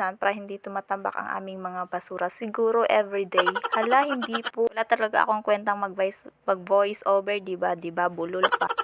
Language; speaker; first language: Filipino; non-native, local second language; Cebuano